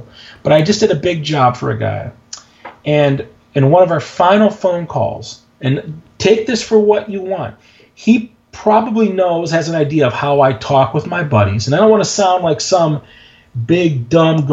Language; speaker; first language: English; native; English